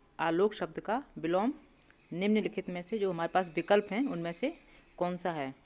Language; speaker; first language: Hindi; native; Hindi